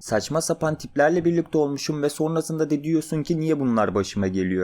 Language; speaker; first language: Turkish; native; Turkish